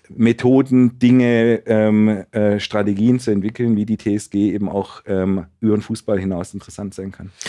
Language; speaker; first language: German; native; German